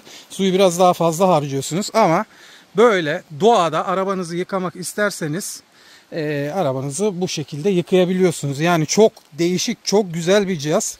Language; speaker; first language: Turkish; native; Turkish